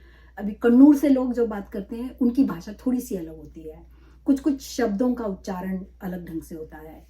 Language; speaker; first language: Hindi; non-native, local second language; Malayalam